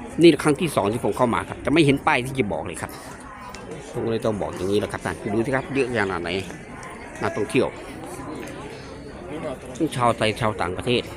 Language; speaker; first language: Thai; native; Thai